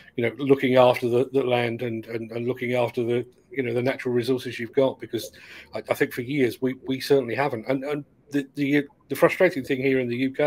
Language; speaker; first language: English; native; English